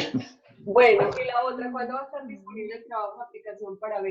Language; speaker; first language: Spanish; native; Spanish